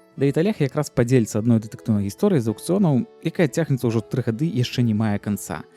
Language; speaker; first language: Belarusian; non-native, local second language; Russian